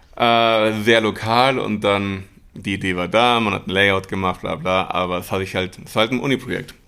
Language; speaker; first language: German; early bilingual, other home language; Spanish